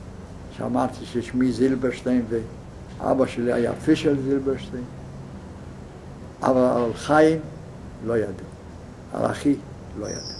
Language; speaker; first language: Hebrew; non-native, fluent; Yiddish